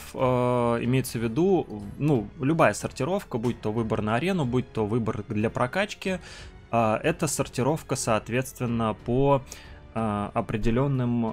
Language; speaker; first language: Russian; native; Russian